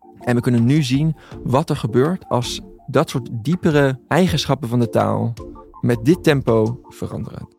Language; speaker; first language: Dutch; native; Dutch